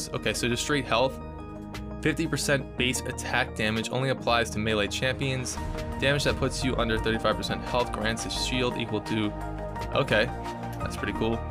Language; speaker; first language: English; native; English